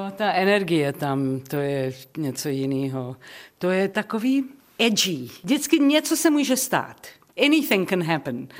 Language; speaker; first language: Czech; early bilingual, heritage; Czech